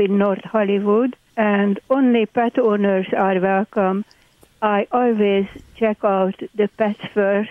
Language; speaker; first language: English; non-native, fluent; Hungarian